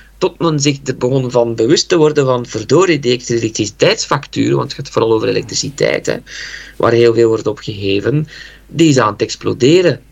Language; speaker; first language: Dutch; native; Dutch